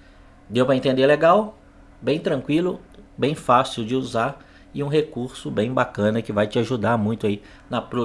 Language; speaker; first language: Portuguese; native; Portuguese